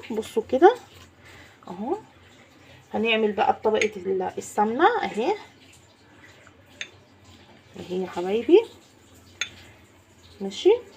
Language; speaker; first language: Arabic; native; Arabic